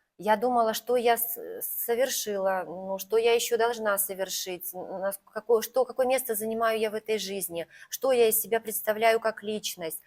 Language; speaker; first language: Russian; native; Russian